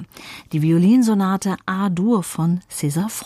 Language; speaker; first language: German; native; German